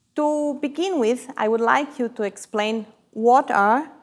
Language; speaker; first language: English; non-native, fluent; Portuguese